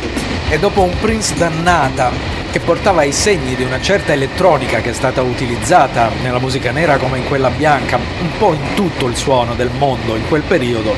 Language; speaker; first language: Italian; native; Italian